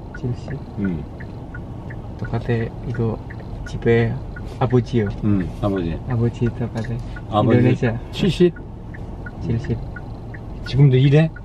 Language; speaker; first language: Korean; non-native, learner; Indonesian